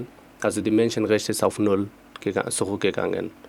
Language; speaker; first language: German; non-native, fluent; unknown